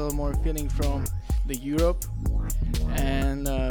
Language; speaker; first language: English; non-native, learner; Slovak